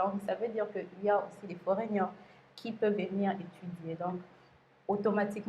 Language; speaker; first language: French; non-native, local second language; Lingala